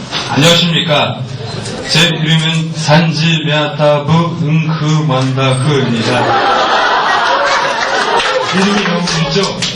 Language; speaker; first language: Korean; non-native, fluent; Mongolian